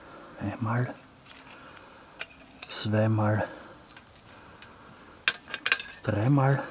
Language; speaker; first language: German; native; German